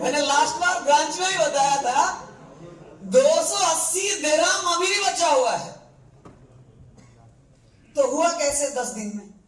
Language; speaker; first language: Hindi; native; Hindi